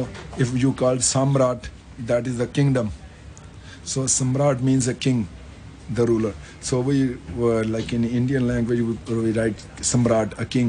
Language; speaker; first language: English; non-native, local second language; Punjabi